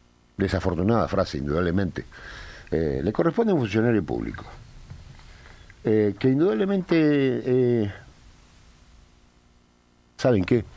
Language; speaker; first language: Spanish; native; Spanish